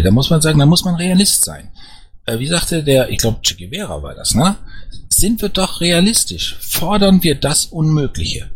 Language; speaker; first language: German; native; German